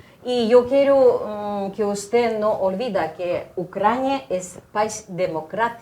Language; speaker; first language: Spanish; non-native, fluent; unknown